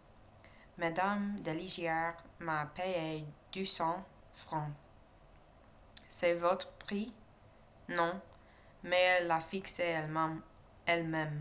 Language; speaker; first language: French; non-native, learner; English